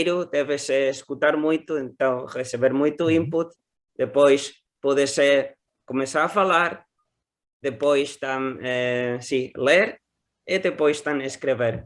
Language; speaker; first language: Portuguese; non-native, learner; Spanish